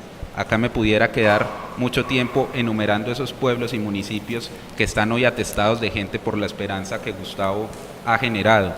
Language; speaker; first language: Spanish; native; Spanish